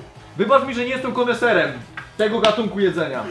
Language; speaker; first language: Polish; native; Polish